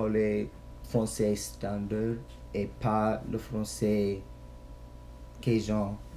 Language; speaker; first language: French; non-native, learner; English